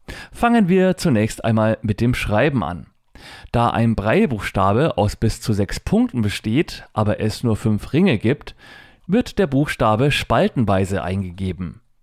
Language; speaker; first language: German; native; German